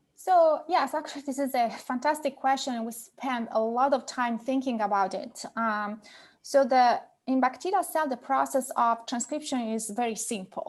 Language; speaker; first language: English; non-native, fluent; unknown